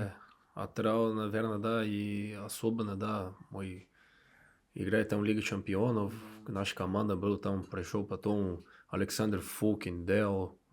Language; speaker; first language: Russian; non-native, learner; Portuguese